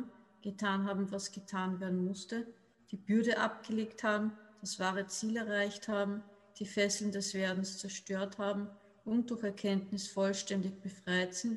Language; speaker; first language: German; native; German